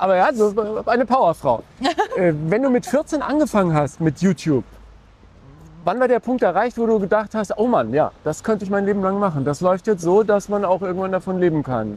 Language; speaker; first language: German; native; German